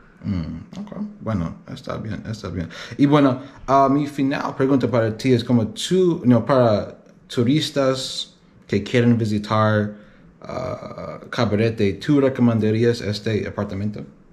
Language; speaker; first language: Spanish; non-native, learner; English